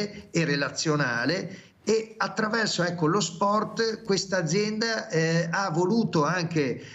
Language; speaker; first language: Italian; native; Italian